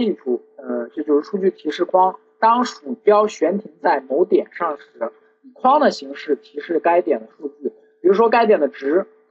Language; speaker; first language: Chinese; native; Chinese